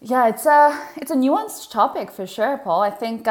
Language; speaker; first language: English; native; English